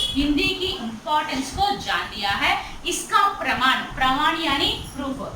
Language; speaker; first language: Hindi; non-native, local second language; Telugu